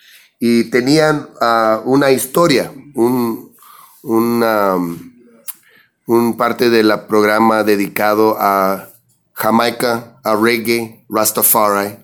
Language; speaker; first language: Spanish; early bilingual, heritage; English